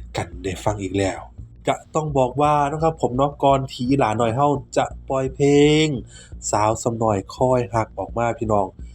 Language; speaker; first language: Thai; native; Thai